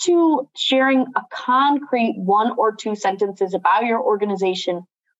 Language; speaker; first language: English; native; English